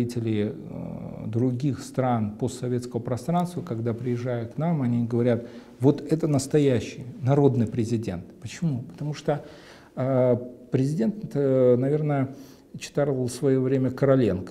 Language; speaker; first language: Russian; native; Russian